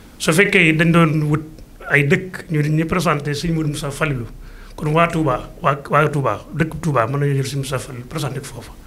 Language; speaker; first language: Wolof; native; Wolof